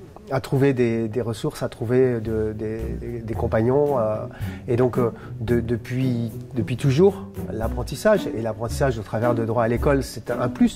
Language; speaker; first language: French; native; French